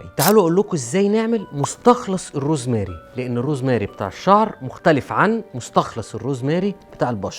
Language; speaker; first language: Arabic; native; Arabic